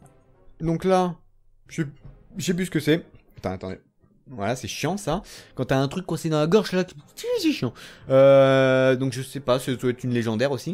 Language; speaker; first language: French; native; French